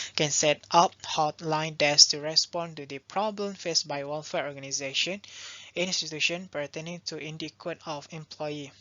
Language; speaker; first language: English; non-native, local second language; Malay